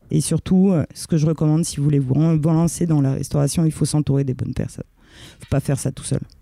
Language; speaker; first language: French; early bilingual, other home language; Romanian